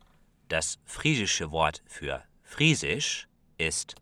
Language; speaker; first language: German; non-native, fluent; Western Frisian